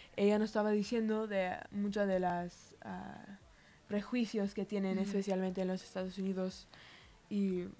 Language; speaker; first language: Spanish; early bilingual, heritage; Spanish